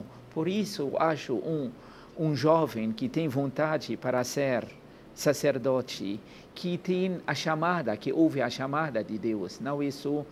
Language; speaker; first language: Portuguese; non-native, learner; Arabic